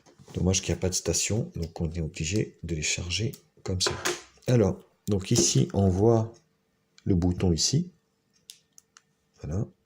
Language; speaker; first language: French; native; French